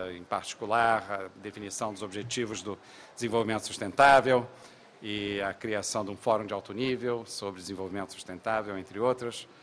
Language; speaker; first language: Portuguese; native; Portuguese